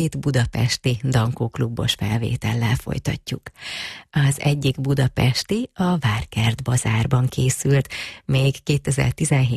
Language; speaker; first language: Hungarian; native; Hungarian